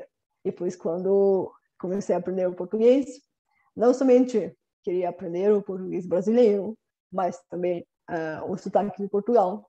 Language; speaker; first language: Portuguese; non-native, fluent; Bulgarian